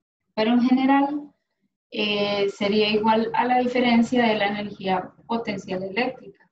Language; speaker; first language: Spanish; native; Spanish